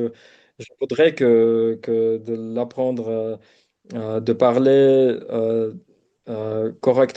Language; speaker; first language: French; non-native, local second language; Arabic